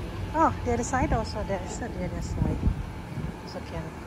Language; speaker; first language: English; non-native, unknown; Indonesian